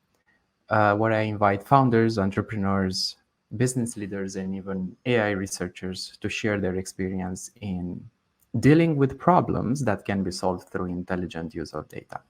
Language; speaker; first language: English; non-native, fluent; Romanian